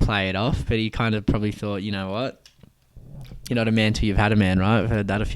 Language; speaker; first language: English; native; English